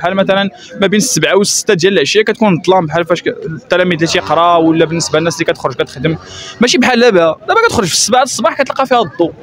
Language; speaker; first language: Arabic; native; Arabic